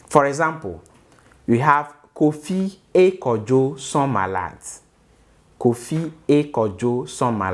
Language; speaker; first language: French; non-native, fluent; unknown